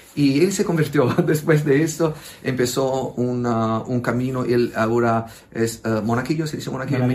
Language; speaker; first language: Spanish; non-native, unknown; Italian